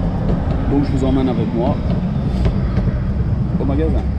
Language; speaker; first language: French; native; French